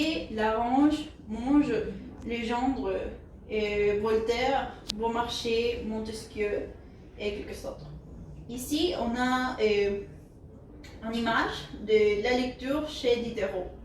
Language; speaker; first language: French; non-native, learner; Spanish